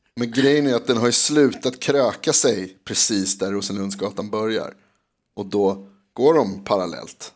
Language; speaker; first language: Swedish; native; Swedish